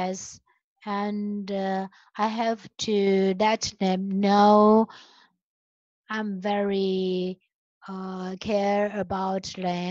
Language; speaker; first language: English; non-native, learner; Chinese